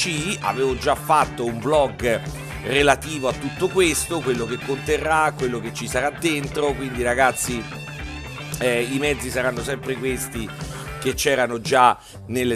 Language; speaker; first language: Italian; native; Italian